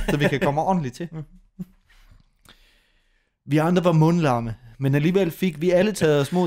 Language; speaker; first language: Danish; native; Danish